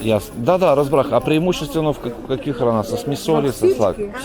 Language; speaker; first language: Bulgarian; early bilingual, heritage; Russian